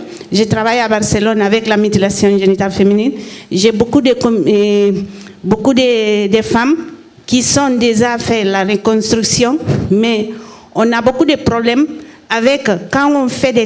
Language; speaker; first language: French; non-native, learner; Spanish